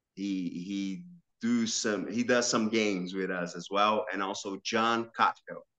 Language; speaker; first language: English; non-native, fluent; Portuguese